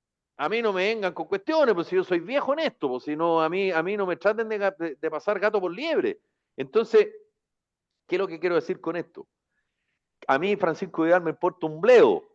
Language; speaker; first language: Spanish; native; Spanish